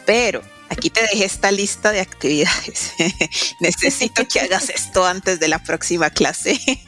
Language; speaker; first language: Spanish; native; Spanish